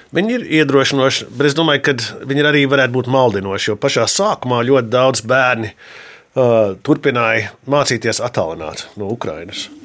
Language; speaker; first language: Latvian; early bilingual, heritage; Latvian